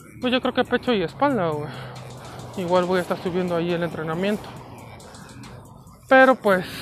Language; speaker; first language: Spanish; native; Spanish